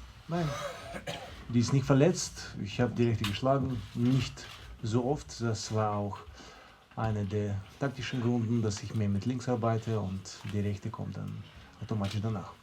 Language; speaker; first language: German; non-native, fluent; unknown